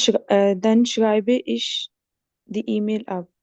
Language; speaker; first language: German; non-native, learner; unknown